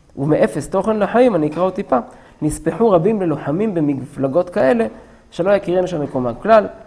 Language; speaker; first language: Hebrew; native; Hebrew